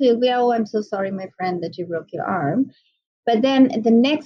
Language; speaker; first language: English; non-native, local second language; Bangla